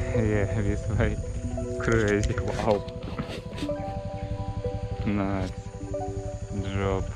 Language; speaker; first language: English; non-native, learner; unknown